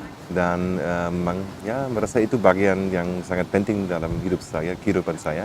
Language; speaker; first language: Indonesian; non-native, fluent; German